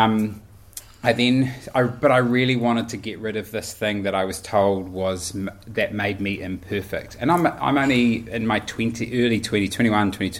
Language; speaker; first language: English; native; English